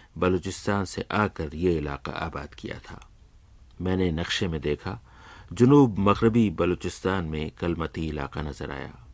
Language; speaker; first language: Urdu; native; Urdu